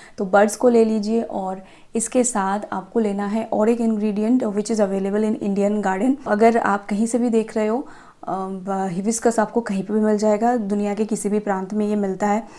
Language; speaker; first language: Hindi; non-native, local second language; Bangla